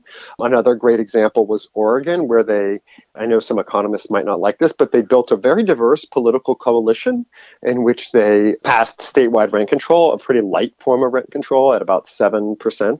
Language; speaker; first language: English; native; English